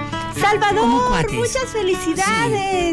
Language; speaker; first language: Spanish; native; Spanish